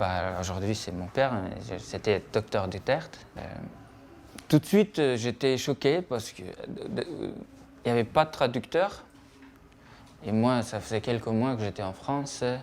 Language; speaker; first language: French; non-native, fluent; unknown